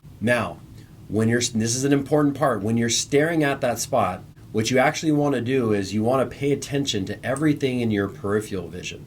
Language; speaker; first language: English; native; English